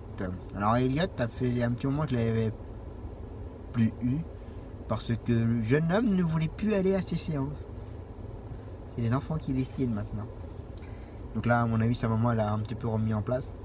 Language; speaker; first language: French; native; French